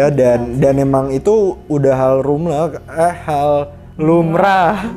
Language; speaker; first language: Indonesian; native; Indonesian